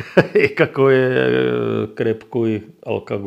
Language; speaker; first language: Russian; non-native, learner; Czech